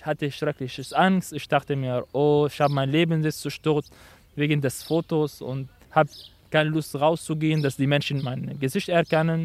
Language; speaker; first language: German; non-native, fluent; Arabic